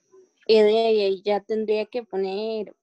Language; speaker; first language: Spanish; native; Spanish